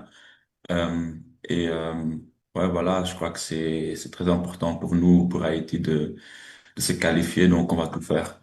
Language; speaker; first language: French; native; French